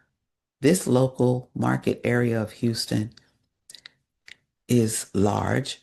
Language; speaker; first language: English; native; English